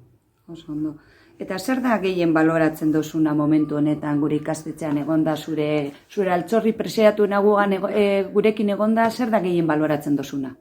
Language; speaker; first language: Basque; native; Basque